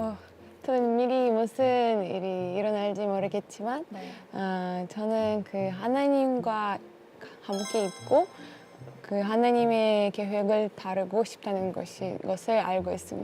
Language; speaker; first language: Korean; non-native, fluent; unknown